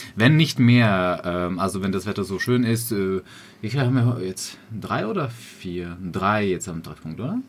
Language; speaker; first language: German; non-native, fluent; Slovak